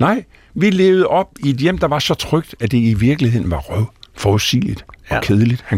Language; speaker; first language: Danish; native; Danish